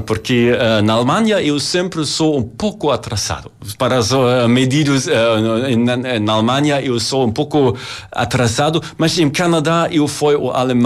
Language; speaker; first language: Portuguese; non-native, learner; German